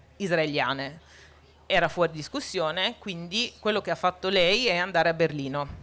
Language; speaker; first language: Italian; non-native, fluent; Arabic